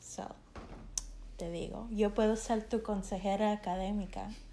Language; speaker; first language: Spanish; early bilingual, heritage; Spanish